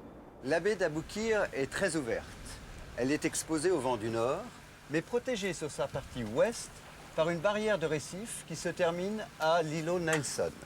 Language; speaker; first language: French; native; French